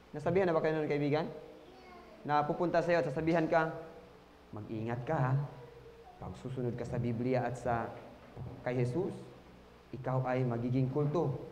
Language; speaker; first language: Filipino; non-native, local second language; Cebuano